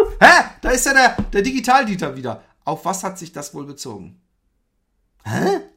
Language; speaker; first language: German; early bilingual, other home language; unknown